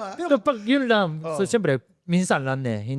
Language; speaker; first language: Filipino; non-native, fluent; Japanese